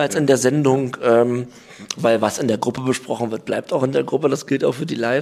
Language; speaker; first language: German; native; German